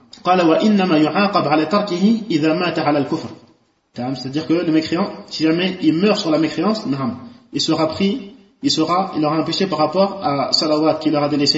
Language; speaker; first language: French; native; French